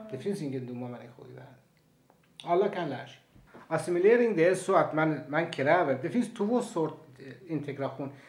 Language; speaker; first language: Swedish; non-native, fluent; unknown